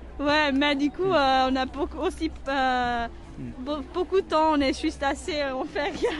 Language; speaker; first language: French; non-native, learner; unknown